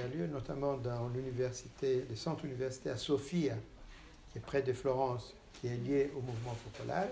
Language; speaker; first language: French; non-native, fluent; Portuguese